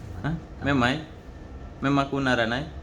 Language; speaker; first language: Japanese; non-native, learner; Sundanese